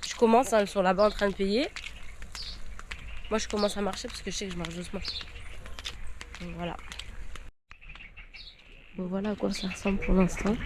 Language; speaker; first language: French; native; French